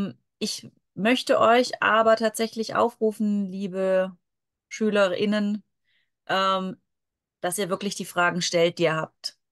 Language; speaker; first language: German; native; German